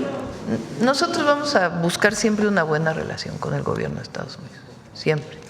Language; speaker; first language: Spanish; native; Spanish